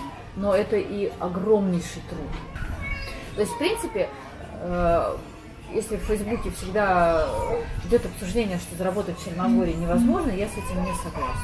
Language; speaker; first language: Russian; native; Russian